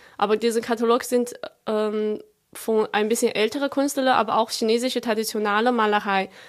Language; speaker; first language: German; non-native, fluent; Chinese